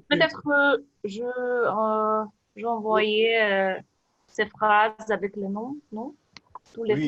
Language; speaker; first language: French; non-native, learner; Russian